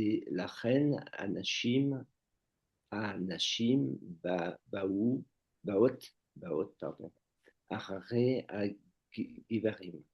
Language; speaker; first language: Hebrew; non-native, learner; French